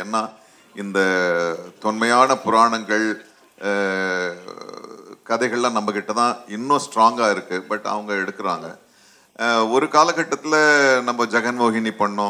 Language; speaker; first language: Tamil; native; Tamil